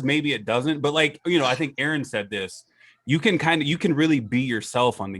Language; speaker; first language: English; native; English